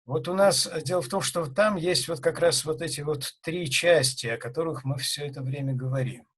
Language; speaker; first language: Russian; native; Russian